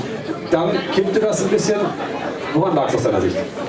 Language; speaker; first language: German; native; German